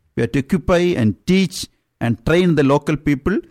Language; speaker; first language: English; non-native, local second language; Malayalam